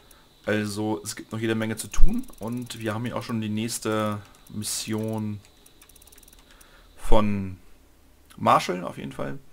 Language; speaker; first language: German; native; German